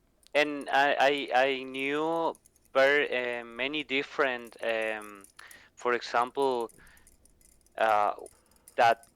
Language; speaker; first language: English; non-native, learner; Spanish